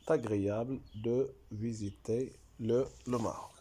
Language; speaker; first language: French; non-native, local second language; Arabic